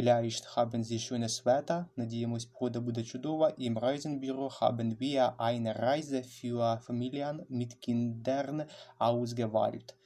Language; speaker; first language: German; non-native, fluent; Ukrainian